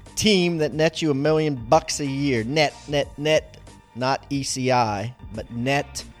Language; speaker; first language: English; native; English